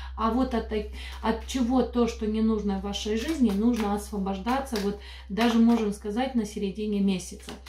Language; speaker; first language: Russian; non-native, local second language; Romanian